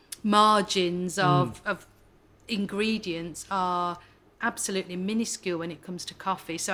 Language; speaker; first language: English; native; English